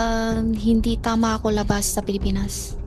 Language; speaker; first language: Filipino; non-native, learner; Chinese